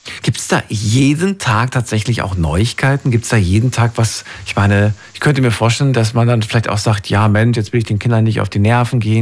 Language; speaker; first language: German; native; German